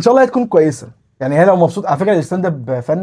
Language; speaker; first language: Arabic; native; Arabic